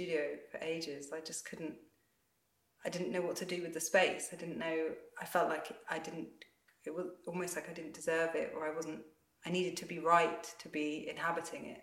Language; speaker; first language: English; native; English